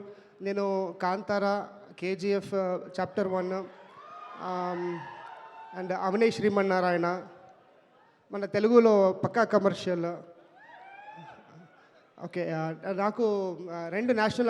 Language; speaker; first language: Telugu; non-native, learner; Kannada